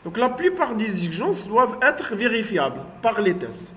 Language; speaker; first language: French; non-native, local second language; Arabic